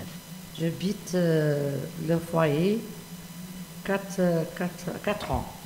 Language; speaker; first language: French; non-native, learner; Arabic